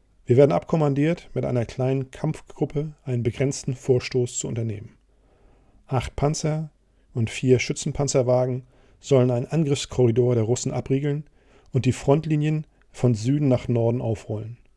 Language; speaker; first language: German; native; German